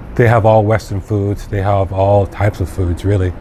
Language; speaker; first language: English; native; English